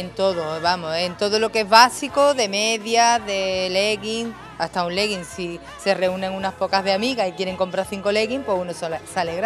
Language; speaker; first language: Spanish; native; Spanish